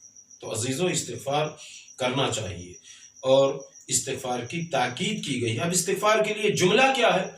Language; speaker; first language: Urdu; native; Urdu